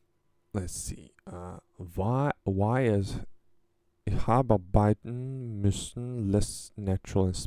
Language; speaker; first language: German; non-native, learner; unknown